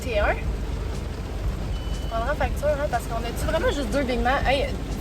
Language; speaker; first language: French; native; French